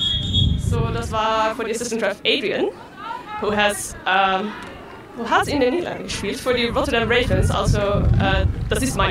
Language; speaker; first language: German; non-native, learner; Dutch